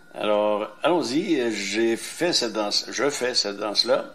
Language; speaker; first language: French; native; French